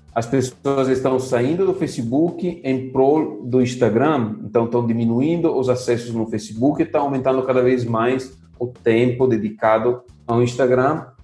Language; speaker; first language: Portuguese; non-native, fluent; Italian